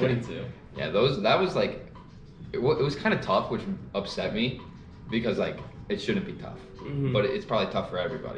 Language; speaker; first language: English; native; English